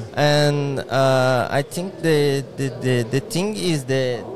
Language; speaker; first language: English; non-native, learner; Portuguese